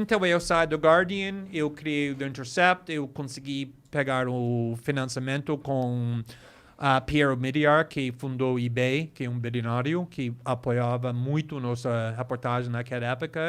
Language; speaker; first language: Portuguese; non-native, fluent; English